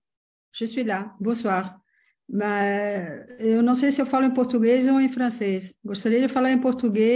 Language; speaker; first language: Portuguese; early bilingual, other home language; Spanish